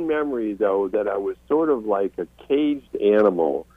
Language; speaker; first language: English; native; English